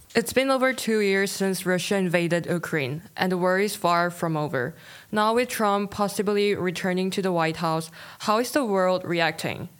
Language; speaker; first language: English; non-native, fluent; Korean